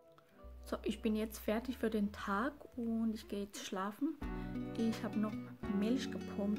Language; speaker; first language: German; non-native, fluent; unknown